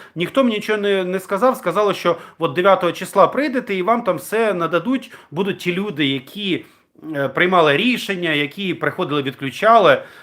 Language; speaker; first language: Ukrainian; non-native, local second language; Russian